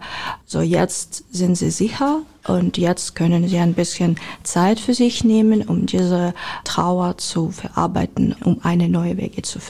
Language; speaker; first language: German; non-native, learner; Ukrainian